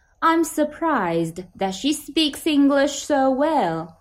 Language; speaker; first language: English; non-native, fluent; Chinese